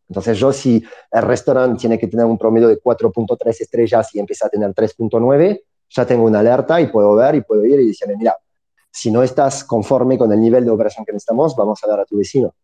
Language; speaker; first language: Spanish; non-native, fluent; French